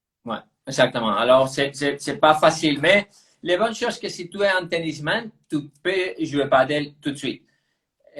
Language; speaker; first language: French; non-native, fluent; Spanish